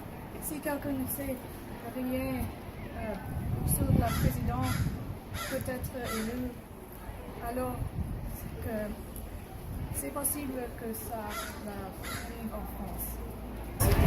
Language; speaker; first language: French; non-native, learner; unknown